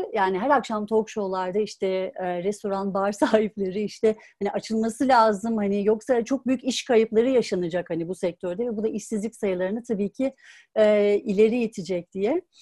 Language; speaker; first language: Turkish; native; Turkish